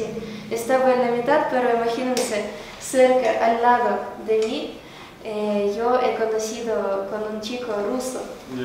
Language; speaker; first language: Spanish; non-native, learner; Ukrainian